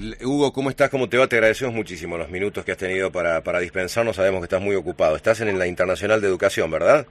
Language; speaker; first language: Spanish; native; Spanish